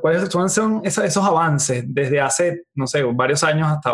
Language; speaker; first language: Spanish; native; Spanish